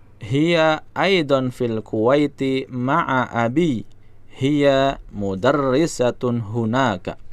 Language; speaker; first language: Arabic; non-native, learner; Indonesian